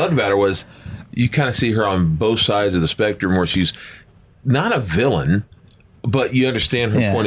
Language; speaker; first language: English; native; English